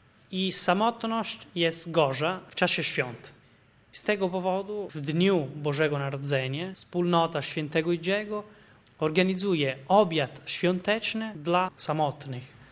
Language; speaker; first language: Polish; non-native, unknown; Italian